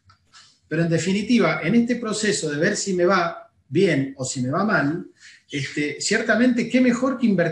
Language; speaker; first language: Spanish; native; Spanish